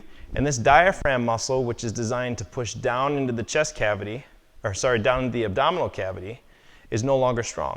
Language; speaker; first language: English; native; English